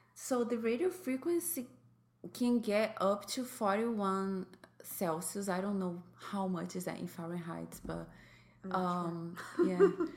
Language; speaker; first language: English; non-native, fluent; Portuguese